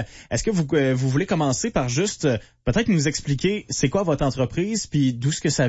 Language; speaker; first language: French; native; French